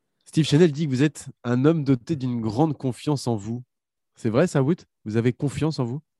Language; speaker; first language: French; native; French